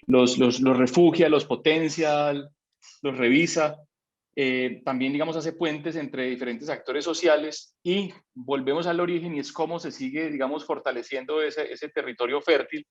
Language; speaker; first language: Spanish; native; Spanish